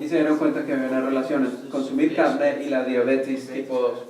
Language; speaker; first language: Spanish; native; Spanish